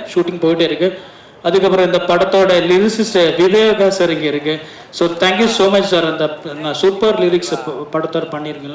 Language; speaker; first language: Tamil; non-native, learner; Malayalam